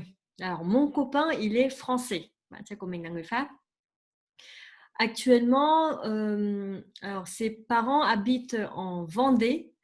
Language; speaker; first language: French; non-native, fluent; Vietnamese